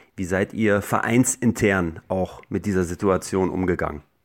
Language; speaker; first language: German; native; German